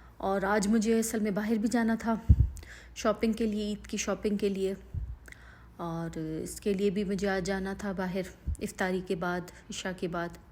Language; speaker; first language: Urdu; native; Urdu